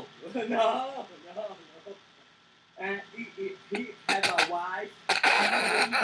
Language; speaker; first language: English; non-native, learner; Portuguese